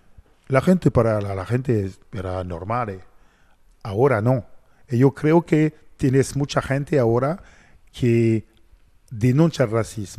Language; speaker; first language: Spanish; non-native, learner; French